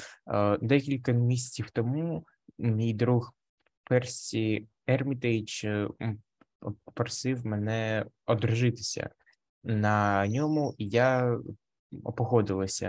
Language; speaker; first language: Ukrainian; native; Ukrainian